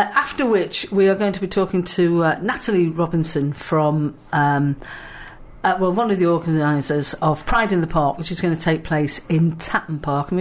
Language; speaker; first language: English; native; English